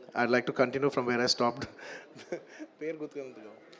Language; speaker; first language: English; non-native, local second language; Telugu